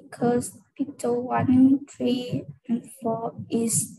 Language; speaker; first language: English; non-native, learner; Vietnamese